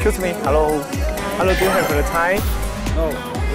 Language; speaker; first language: English; non-native, learner; Chinese